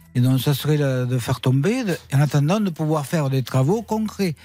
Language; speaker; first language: French; native; French